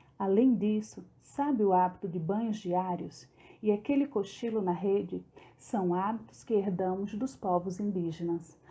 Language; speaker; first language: Portuguese; native; Portuguese